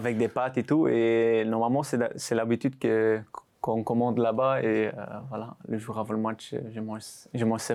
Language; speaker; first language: French; non-native, local second language; Dutch